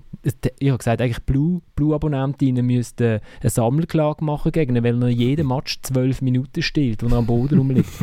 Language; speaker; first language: German; native; German